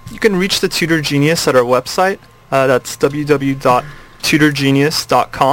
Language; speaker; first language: English; native; English